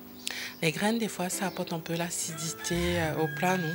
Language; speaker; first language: French; non-native, local second language; Morisyen